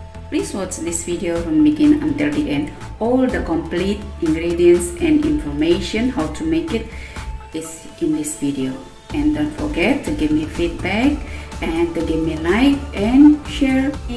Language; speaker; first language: English; non-native, learner; Indonesian